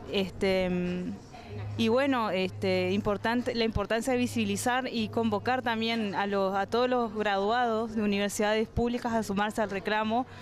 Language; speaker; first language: Spanish; native; Spanish